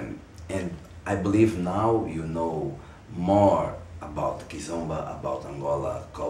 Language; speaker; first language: English; non-native, fluent; Portuguese